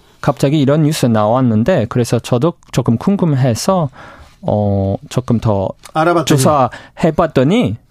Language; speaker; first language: Korean; non-native, fluent; English